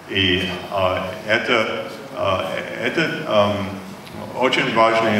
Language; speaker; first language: Russian; non-native, learner; English